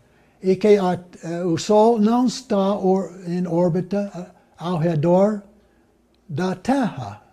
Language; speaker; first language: Portuguese; non-native, fluent; English